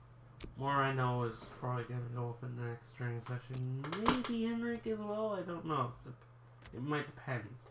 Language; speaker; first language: English; native; English